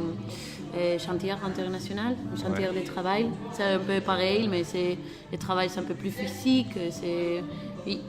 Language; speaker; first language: French; non-native, learner; Spanish